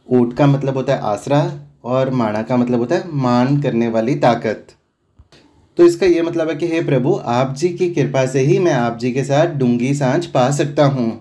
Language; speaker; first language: Hindi; non-native, local second language; Punjabi